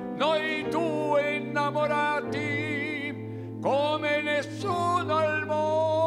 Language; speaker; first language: Italian; native; Italian